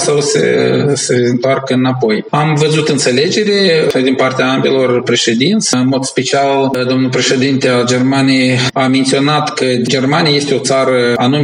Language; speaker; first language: Romanian; native; Romanian